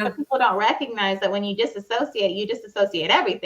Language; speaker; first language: English; native; English